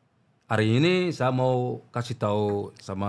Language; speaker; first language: Indonesian; non-native, learner; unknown